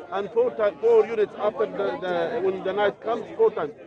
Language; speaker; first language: English; non-native, fluent; Arabic